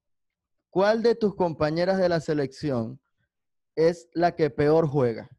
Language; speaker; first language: Spanish; native; Spanish